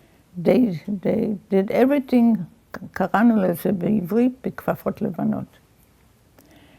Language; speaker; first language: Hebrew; early bilingual, other home language; Yiddish